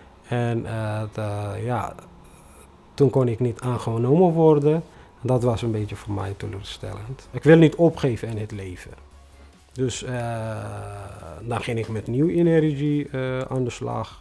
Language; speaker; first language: Dutch; non-native, fluent; Tigrinya